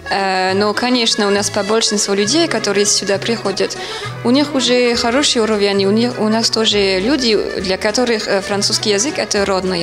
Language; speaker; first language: Russian; non-native, fluent; French